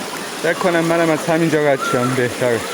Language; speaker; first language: Persian; native; Persian